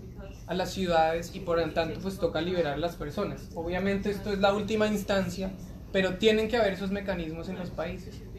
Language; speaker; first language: Spanish; native; Spanish